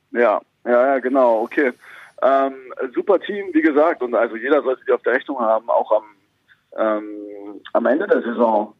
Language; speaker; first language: German; native; German